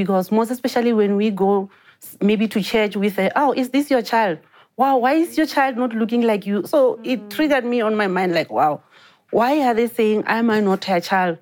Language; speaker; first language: English; non-native, local second language; Venda